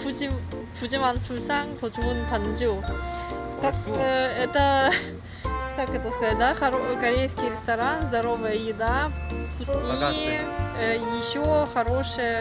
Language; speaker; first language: Russian; early bilingual, heritage; Russian